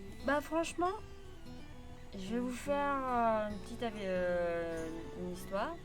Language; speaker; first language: French; native; French